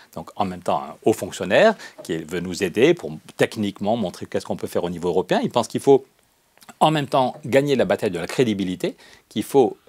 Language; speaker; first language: French; native; French